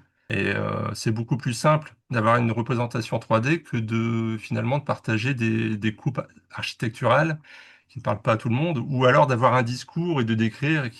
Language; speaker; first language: French; native; French